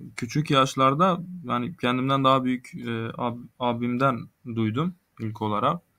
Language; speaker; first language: Turkish; non-native, local second language; Kurdish